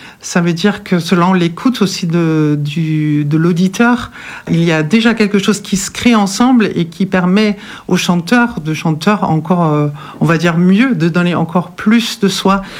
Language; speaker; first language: French; non-native, fluent; German